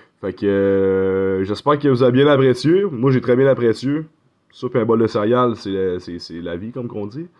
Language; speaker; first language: French; native; French